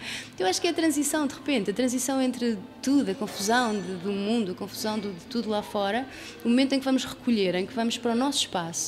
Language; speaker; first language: Portuguese; native; Portuguese